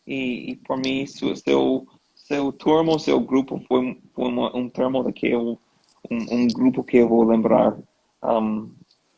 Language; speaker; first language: Portuguese; non-native, learner; English